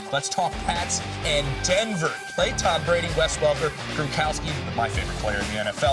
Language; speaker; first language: English; native; English